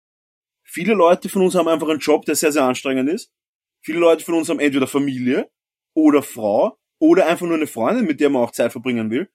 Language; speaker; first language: German; native; German